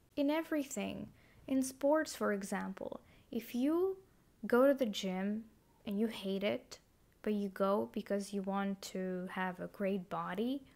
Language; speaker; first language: English; non-native, fluent; Ukrainian